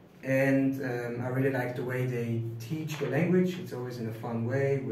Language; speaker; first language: English; non-native, fluent; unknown